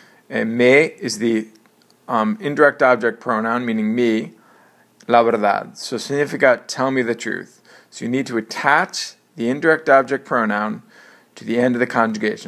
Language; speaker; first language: English; native; English